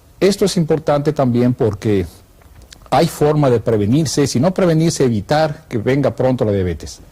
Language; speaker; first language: Spanish; native; Spanish